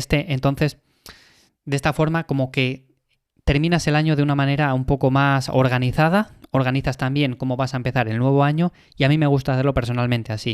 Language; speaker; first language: Spanish; native; Spanish